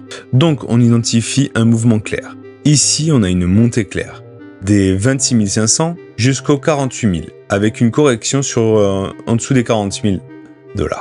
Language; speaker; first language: French; native; French